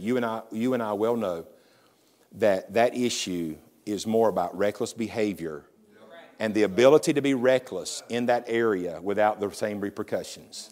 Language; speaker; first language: English; native; English